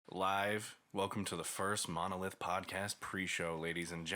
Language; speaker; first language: English; native; English